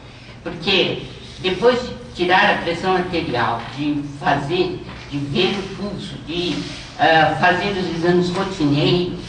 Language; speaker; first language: Portuguese; native; Portuguese